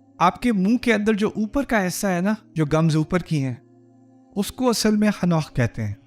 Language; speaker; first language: Urdu; early bilingual, heritage; Urdu